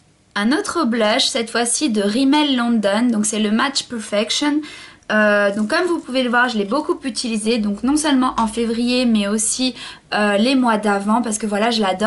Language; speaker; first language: French; native; French